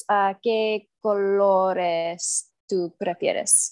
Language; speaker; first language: Spanish; non-native, learner; English